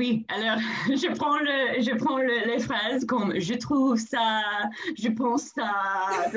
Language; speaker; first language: French; non-native, learner; English